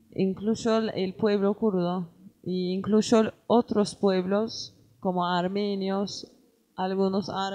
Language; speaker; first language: Spanish; non-native, learner; Kurdish